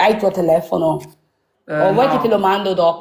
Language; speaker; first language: Italian; non-native, learner; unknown